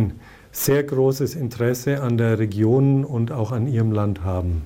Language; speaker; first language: German; non-native, fluent; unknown